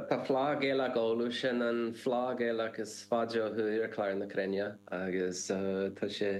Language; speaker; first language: Irish; non-native, learner; English